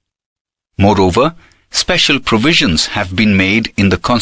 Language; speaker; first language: English; non-native, local second language; Gujarati